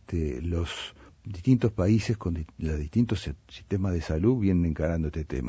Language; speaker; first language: Spanish; native; Spanish